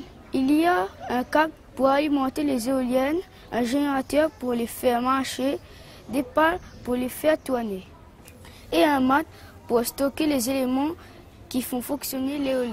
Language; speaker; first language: French; native; French